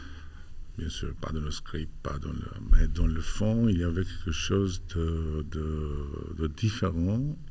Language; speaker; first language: French; non-native, fluent; Albanian